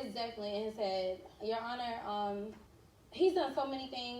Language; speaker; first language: English; native; English